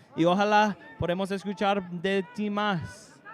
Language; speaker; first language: Spanish; non-native, learner; English